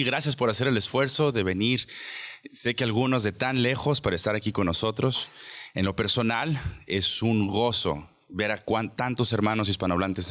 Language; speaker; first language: Spanish; native; Spanish